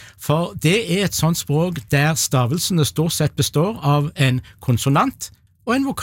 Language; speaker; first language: Norwegian; native; Norwegian